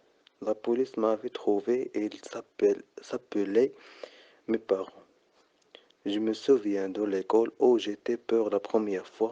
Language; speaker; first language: French; non-native, learner; Arabic